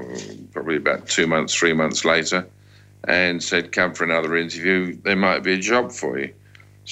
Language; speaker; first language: English; native; English